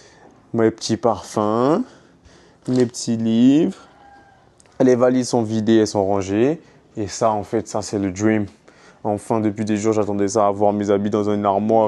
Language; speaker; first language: French; native; French